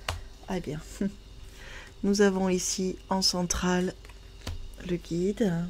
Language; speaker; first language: French; native; French